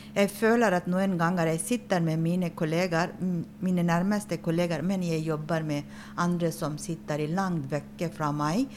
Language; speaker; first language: Norwegian; non-native, fluent; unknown